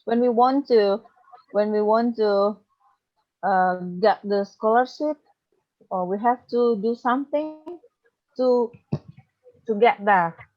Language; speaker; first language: English; non-native, learner; Indonesian